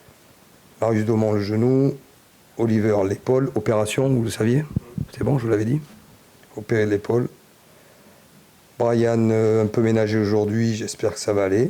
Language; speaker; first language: French; native; French